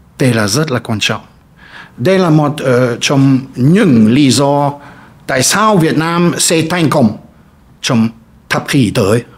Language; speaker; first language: Vietnamese; non-native, fluent; German